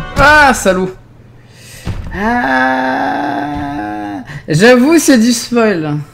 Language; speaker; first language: French; native; French